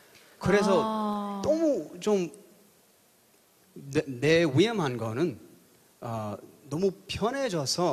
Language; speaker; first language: Korean; early bilingual, heritage; English